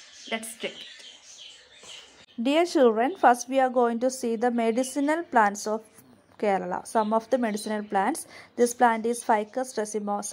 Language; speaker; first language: English; non-native, local second language; Malayalam